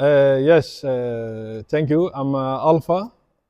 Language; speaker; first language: English; non-native, learner; French